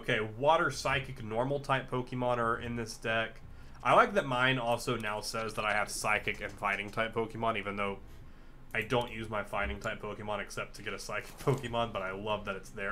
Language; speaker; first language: English; native; English